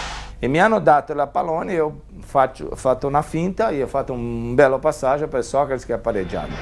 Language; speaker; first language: Italian; non-native, fluent; Portuguese